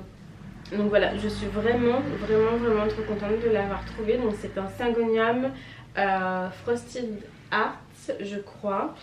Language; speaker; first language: French; native; French